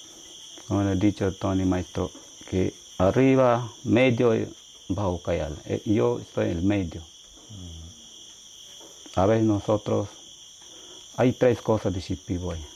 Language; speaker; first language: Spanish; non-native, local second language; Shipibo-Conibo